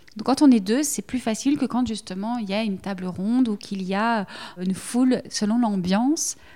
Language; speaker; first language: French; native; French